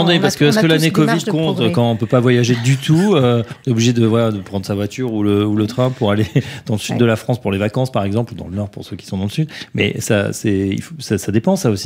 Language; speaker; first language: French; native; French